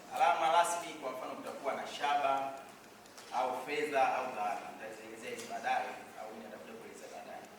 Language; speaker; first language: Swahili; native; Swahili